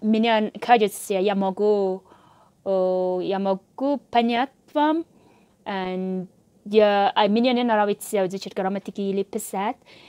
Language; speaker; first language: Russian; non-native, learner; Mongolian